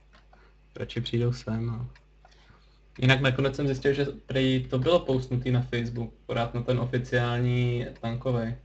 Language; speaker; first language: Czech; native; Czech